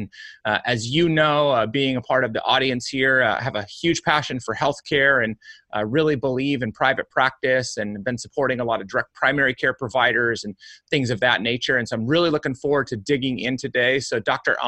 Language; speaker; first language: English; native; English